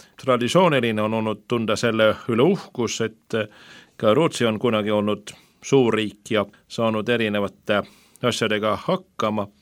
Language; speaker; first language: Estonian; non-native, fluent; Swedish